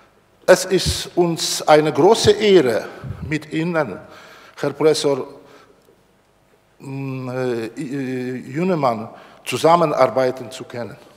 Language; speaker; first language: German; non-native, learner; Polish